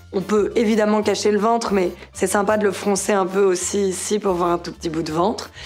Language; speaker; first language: French; native; French